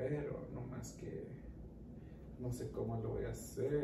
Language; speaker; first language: Spanish; early bilingual, heritage; Spanish